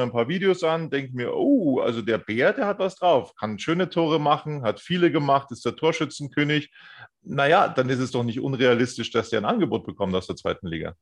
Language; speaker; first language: German; native; German